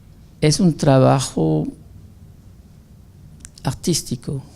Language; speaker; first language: Spanish; non-native, fluent; French